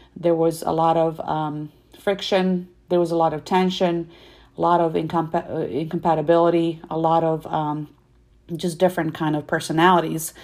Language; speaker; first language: English; non-native, fluent; Russian